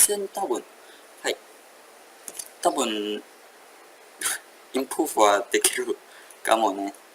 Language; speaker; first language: Japanese; non-native, learner; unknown